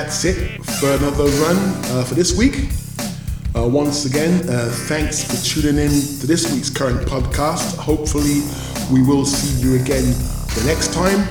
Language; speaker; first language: English; native; English